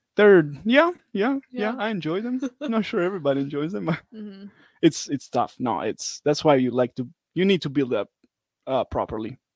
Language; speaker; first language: English; non-native, fluent; Italian